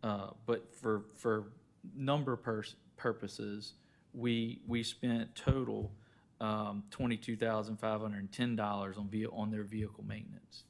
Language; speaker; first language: English; native; English